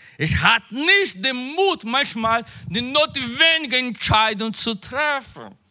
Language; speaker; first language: German; non-native, learner; Portuguese